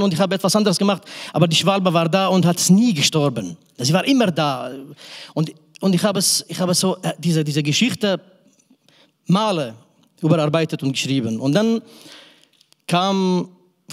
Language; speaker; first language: German; non-native, fluent; Kurdish